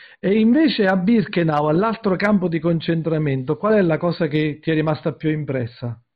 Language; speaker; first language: Italian; native; Italian